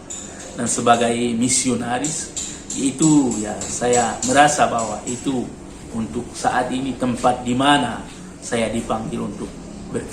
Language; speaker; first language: Indonesian; non-native, learner; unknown